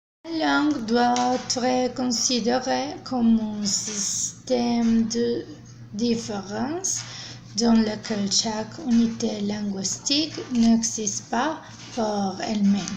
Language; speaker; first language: French; non-native, learner; Spanish